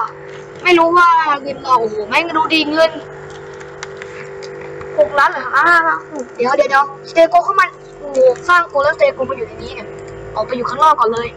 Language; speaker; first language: Thai; native; Thai